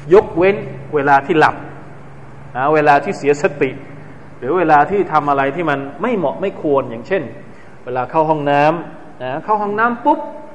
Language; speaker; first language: Thai; non-native, local second language; Malay